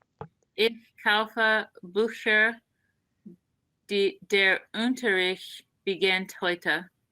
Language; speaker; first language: German; non-native, learner; English